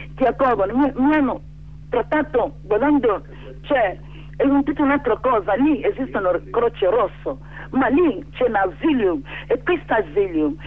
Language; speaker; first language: Italian; non-native, learner; Igbo